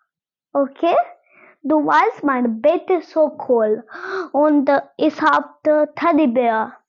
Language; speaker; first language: German; non-native, learner; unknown